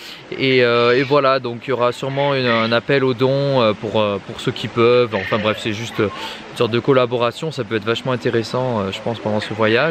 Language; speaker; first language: French; native; French